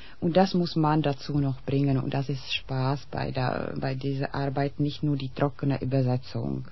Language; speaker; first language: German; non-native, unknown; Czech